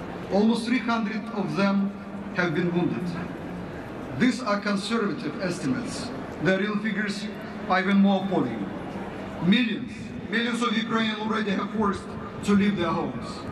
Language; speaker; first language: English; non-native, fluent; Ukrainian